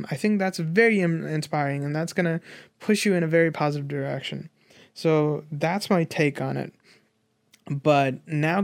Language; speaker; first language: English; non-native, local second language; Nepali